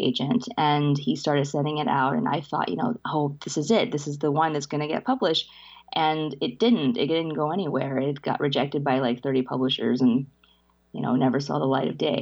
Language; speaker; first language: English; early bilingual, other home language; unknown